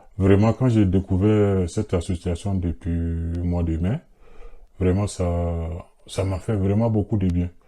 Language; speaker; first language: French; non-native, local second language; Bambara